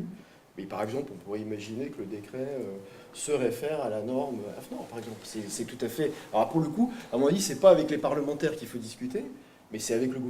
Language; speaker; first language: French; native; French